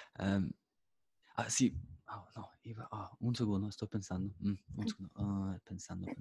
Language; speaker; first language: Spanish; non-native, fluent; English